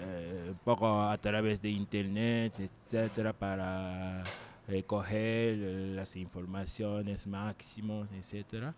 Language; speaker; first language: Spanish; non-native, learner; Japanese